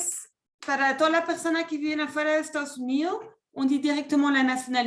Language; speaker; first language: Spanish; non-native, fluent; French